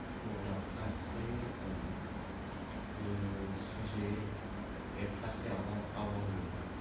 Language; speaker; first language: French; non-native, learner; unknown